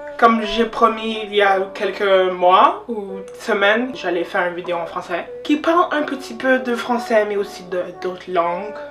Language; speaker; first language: French; native; French